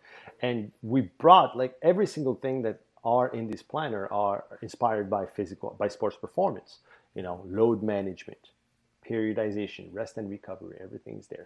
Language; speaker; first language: English; non-native, fluent; French